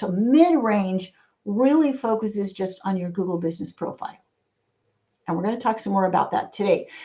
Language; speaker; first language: English; native; English